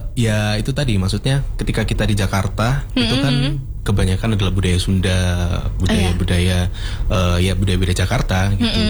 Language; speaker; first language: Indonesian; native; Indonesian